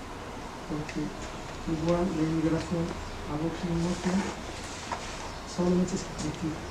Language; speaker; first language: Spanish; non-native, fluent; Arabic